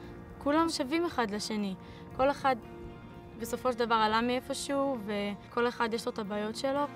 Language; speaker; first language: Hebrew; early bilingual, other home language; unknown